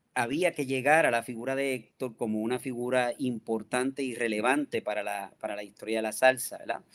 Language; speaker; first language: Spanish; native; Spanish